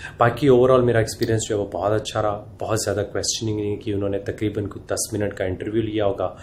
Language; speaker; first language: Hindi; native; Hindi